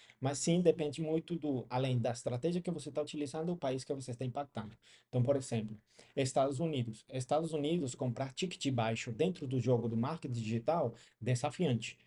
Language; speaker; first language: Portuguese; non-native, fluent; Spanish